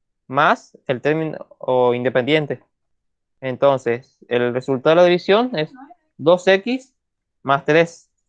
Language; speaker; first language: Spanish; native; Spanish